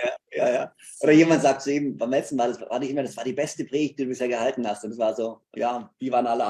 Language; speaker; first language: German; native; German